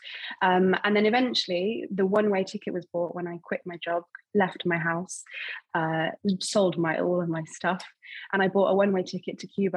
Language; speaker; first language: English; native; English